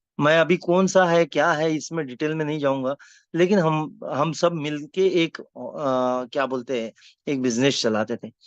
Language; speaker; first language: Hindi; non-native, local second language; Marathi